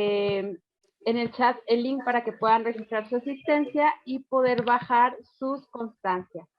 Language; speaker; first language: Spanish; native; Spanish